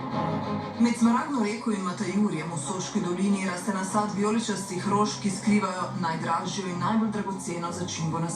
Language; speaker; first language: Slovenian; native; Slovenian